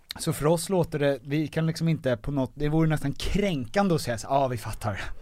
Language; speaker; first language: Swedish; native; Swedish